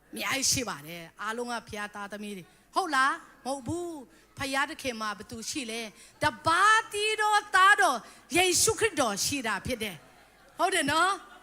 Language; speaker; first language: Burmese; non-native, local second language; Tedim Chin